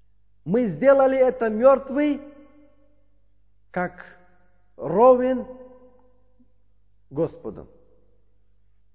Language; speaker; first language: Russian; non-native, learner; Uzbek